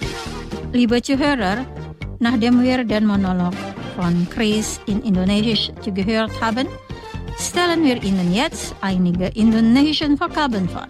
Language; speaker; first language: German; non-native, fluent; Indonesian